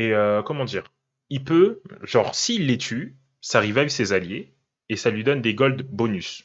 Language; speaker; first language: French; native; French